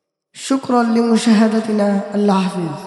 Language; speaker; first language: Arabic; non-native, learner; Bangla